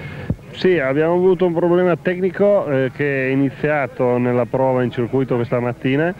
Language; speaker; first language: Italian; native; Italian